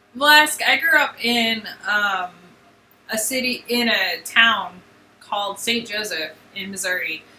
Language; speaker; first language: English; native; English